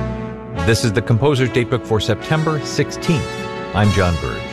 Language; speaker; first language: English; native; English